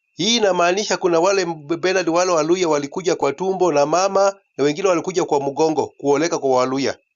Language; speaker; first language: Swahili; non-native, local second language; Luyia